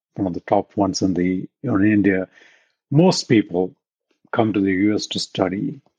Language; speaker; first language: English; non-native, local second language; Tamil